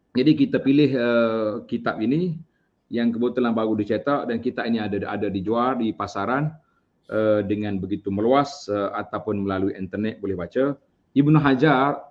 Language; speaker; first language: Malay; native; Malay